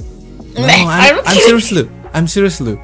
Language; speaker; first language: English; non-native, learner; Indonesian